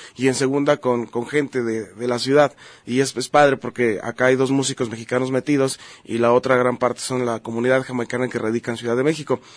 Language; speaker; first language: Spanish; native; Spanish